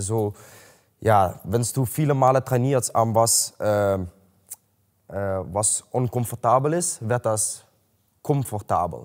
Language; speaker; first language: German; non-native, learner; Dutch